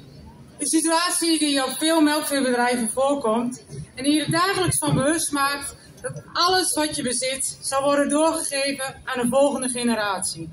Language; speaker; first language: Dutch; native; Dutch